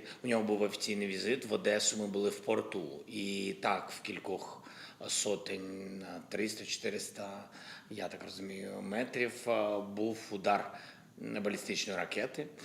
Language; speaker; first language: Ukrainian; non-native, local second language; Russian